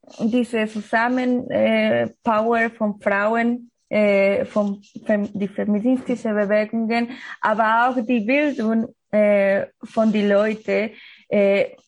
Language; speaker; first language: German; non-native, learner; Spanish